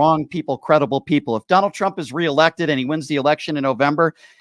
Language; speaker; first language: English; native; English